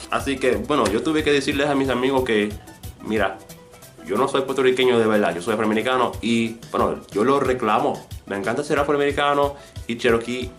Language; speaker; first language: Spanish; non-native, fluent; English